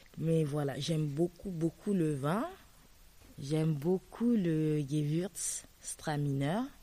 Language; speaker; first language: French; native; French